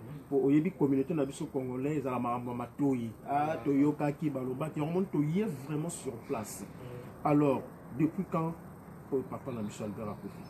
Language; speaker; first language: French; non-native, local second language; Lingala